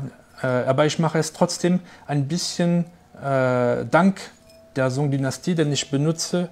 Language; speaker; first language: German; non-native, fluent; French